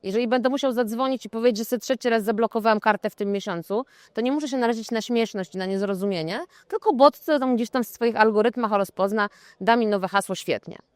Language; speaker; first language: Polish; native; Polish